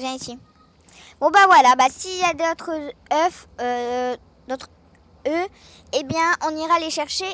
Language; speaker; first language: French; native; French